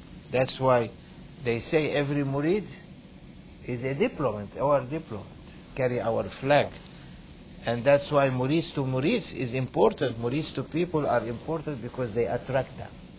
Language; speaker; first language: English; non-native, fluent; Arabic